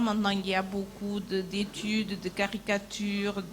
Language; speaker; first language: French; non-native, fluent; Portuguese